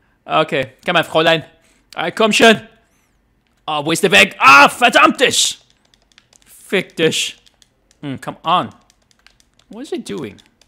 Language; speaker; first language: German; non-native, learner; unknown